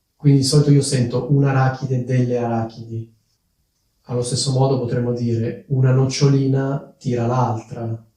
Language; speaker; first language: Italian; native; Italian